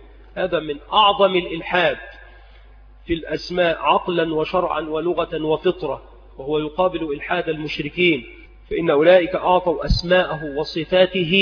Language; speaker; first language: Arabic; native; Arabic